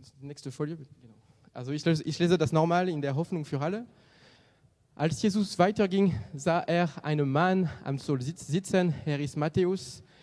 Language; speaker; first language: German; non-native, fluent; French